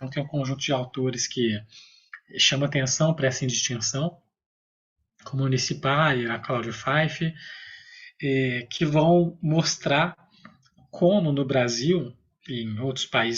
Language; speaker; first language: Portuguese; native; Portuguese